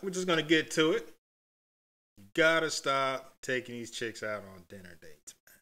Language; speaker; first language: English; native; English